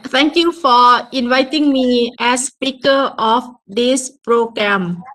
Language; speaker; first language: English; non-native, learner; Thai